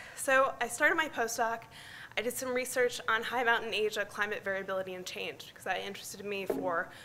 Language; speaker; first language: English; native; English